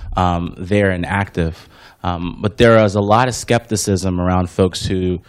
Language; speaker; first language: English; native; English